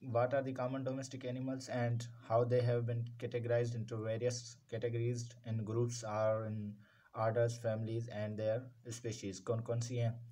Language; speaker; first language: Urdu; non-native, local second language; Sindhi